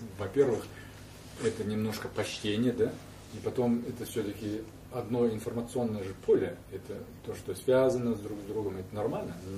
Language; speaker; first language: Russian; non-native, local second language; Kazakh